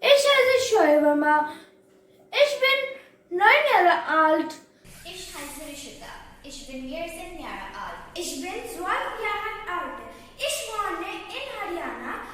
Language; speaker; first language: German; non-native, learner; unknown